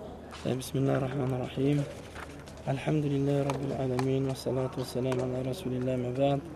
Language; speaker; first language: Arabic; non-native, fluent; French